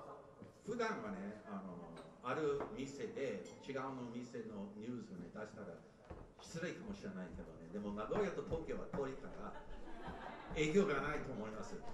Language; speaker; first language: Japanese; non-native, fluent; English